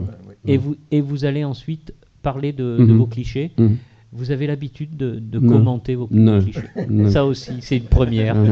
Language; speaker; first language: French; native; French